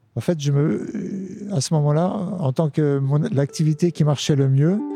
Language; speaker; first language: French; native; French